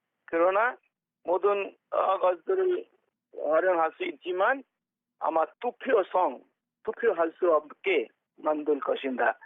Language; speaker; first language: Korean; non-native, fluent; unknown